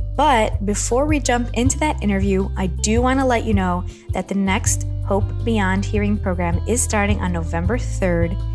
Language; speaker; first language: English; native; English